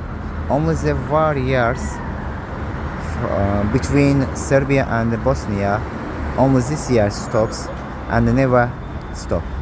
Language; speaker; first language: English; non-native, learner; Azerbaijani